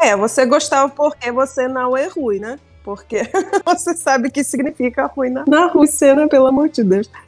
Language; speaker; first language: Portuguese; non-native, fluent; Russian